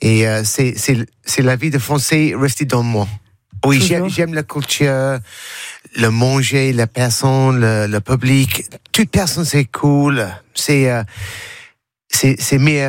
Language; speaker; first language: French; non-native, learner; English